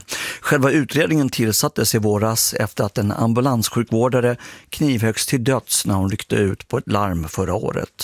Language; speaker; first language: Swedish; native; Swedish